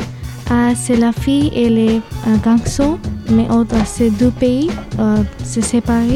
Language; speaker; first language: French; non-native, learner; Bangla